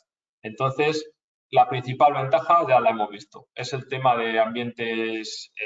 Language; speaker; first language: Spanish; native; Spanish